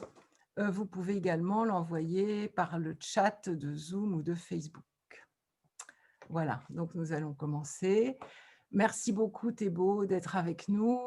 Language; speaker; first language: French; native; French